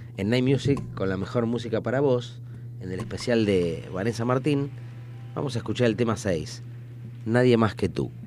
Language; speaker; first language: Spanish; native; Spanish